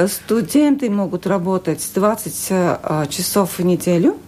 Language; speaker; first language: Russian; non-native, local second language; Latvian